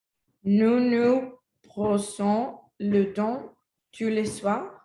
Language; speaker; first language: French; non-native, learner; Spanish